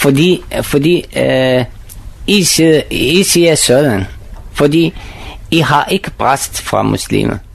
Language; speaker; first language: Danish; non-native, learner; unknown